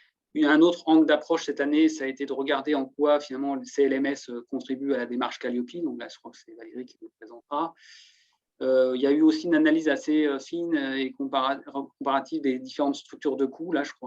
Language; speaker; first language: French; native; French